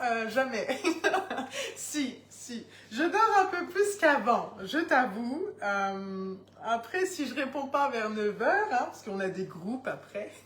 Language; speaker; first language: French; native; French